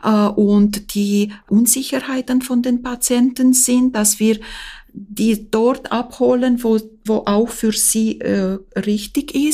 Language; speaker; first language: German; non-native, fluent; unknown